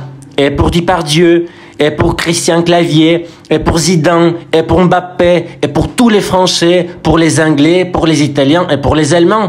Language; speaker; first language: French; non-native, fluent; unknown